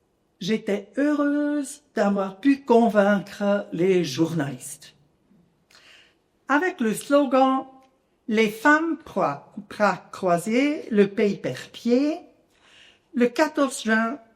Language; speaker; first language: French; non-native, local second language; German